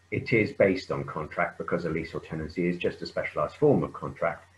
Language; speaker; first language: English; native; English